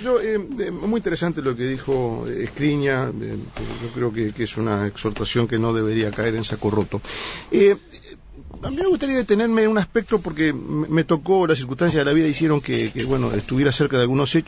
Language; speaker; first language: Spanish; native; Spanish